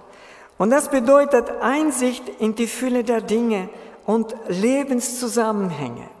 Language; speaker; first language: German; non-native, fluent; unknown